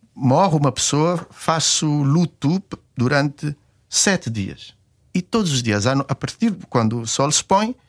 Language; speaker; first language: Portuguese; non-native, local second language; Kabuverdianu